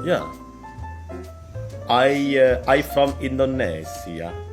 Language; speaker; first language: English; non-native, fluent; Indonesian